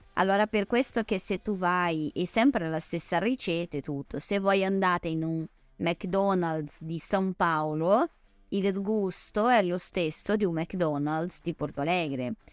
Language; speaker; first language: Italian; non-native, fluent; Portuguese